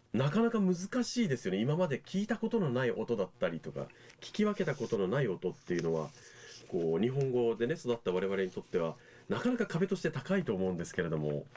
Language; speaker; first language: Japanese; native; Japanese